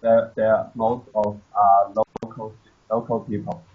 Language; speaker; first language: English; non-native, learner; Chinese